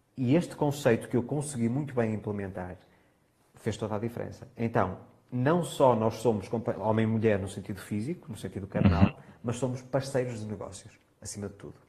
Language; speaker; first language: Portuguese; native; Portuguese